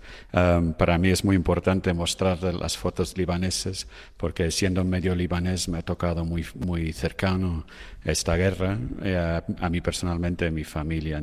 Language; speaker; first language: Spanish; non-native, fluent; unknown